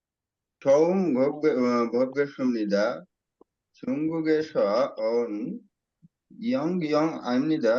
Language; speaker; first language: Korean; non-native, learner; Bangla